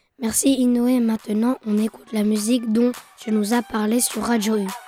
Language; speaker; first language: French; native; French